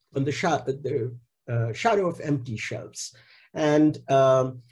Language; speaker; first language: English; non-native, local second language; Hindi